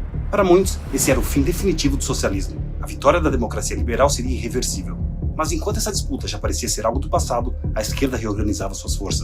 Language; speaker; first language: Portuguese; native; Portuguese